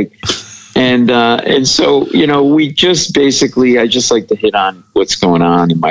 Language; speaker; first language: English; native; English